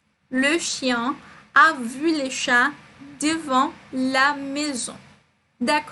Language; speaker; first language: French; non-native, fluent; Portuguese